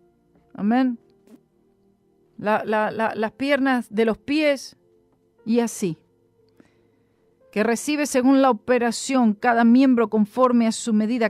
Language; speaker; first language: Spanish; native; Spanish